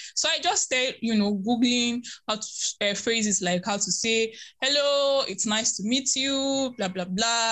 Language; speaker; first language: English; non-native, local second language; Igbo